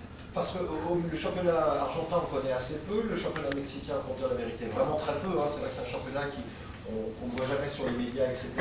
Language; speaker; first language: French; native; French